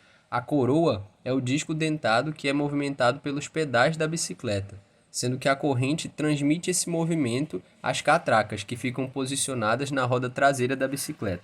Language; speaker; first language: Portuguese; native; Portuguese